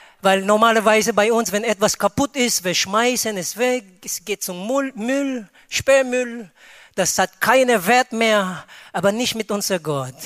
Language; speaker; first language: German; non-native, fluent; Filipino